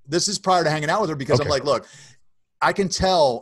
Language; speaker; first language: English; native; English